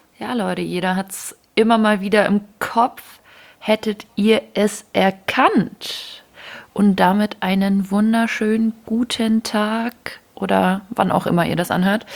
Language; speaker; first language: German; early bilingual, other home language; Ukrainian